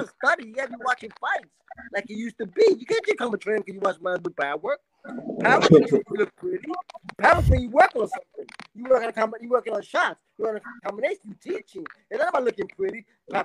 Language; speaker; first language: English; native; English